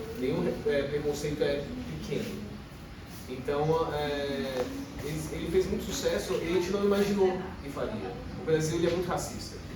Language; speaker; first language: Portuguese; native; Portuguese